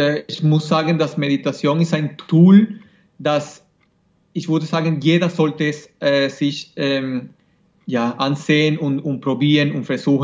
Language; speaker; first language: German; non-native, fluent; Spanish